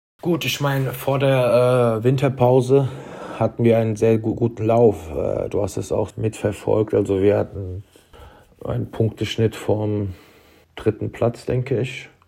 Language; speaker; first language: German; early bilingual, other home language; Turkish